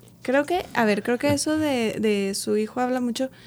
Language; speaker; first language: Spanish; native; Spanish